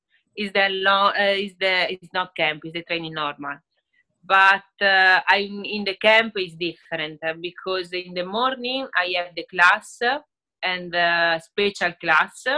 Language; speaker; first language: English; non-native, learner; Italian